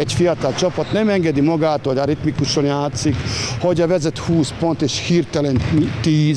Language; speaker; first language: Hungarian; non-native, learner; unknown